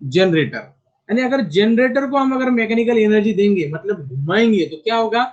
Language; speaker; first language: Hindi; non-native, local second language; Marathi